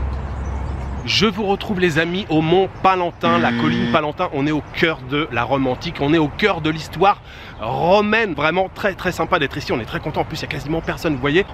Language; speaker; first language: French; native; French